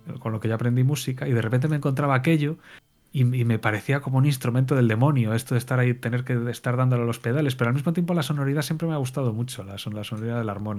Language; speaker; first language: Spanish; native; Spanish